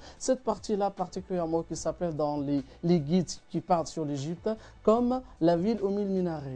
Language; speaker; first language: French; non-native, fluent; Arabic